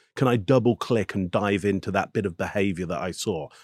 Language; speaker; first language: English; native; English